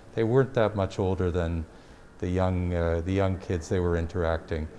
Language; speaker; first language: English; native; English